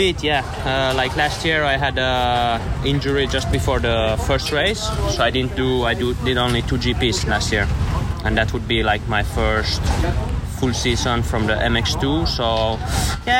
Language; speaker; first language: English; non-native, fluent; Finnish